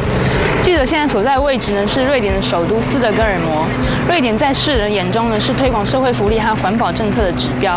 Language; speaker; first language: Chinese; native; Chinese